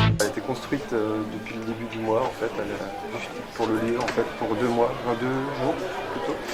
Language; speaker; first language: French; native; French